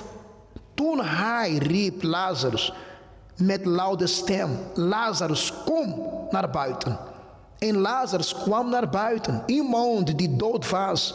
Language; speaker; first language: Dutch; non-native, fluent; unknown